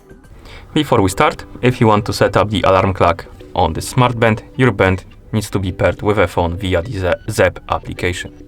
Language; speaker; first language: English; non-native, fluent; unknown